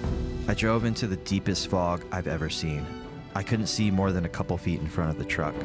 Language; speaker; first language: English; native; English